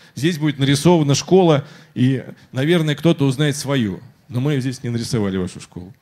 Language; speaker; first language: Russian; native; Russian